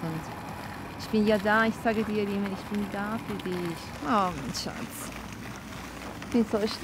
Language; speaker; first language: German; non-native, fluent; Spanish